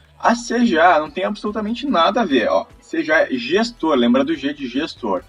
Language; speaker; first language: Portuguese; native; Portuguese